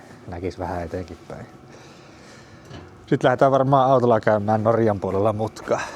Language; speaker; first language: Finnish; native; Finnish